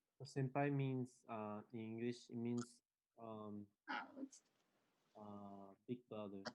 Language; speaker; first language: English; non-native, fluent; Japanese